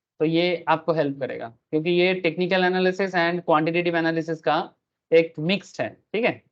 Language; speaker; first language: Hindi; non-native, local second language; Bangla